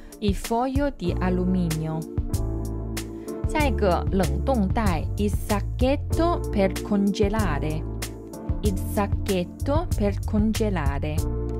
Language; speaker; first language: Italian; non-native, fluent; Chinese